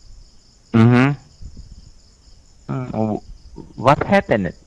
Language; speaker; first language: English; non-native, learner; Thai